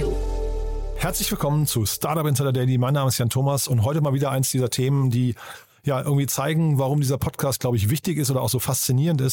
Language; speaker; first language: German; native; German